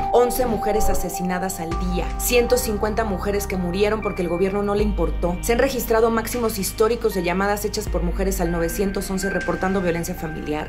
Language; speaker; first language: Spanish; native; Spanish